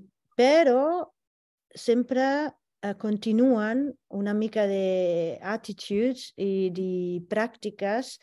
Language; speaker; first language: Catalan; non-native, fluent; Italian